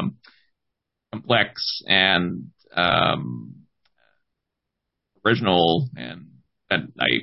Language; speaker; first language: English; native; English